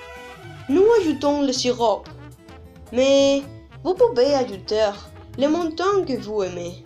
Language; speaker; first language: French; non-native, learner; Spanish